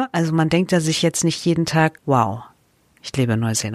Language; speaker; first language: German; native; German